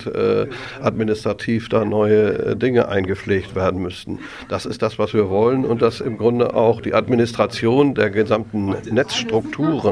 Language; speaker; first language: German; native; German